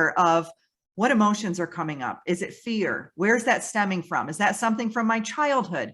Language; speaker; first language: English; native; English